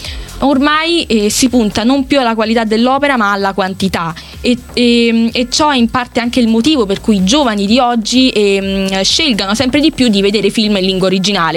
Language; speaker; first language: Italian; native; Italian